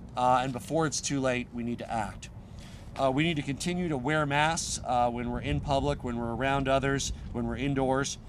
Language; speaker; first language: English; native; English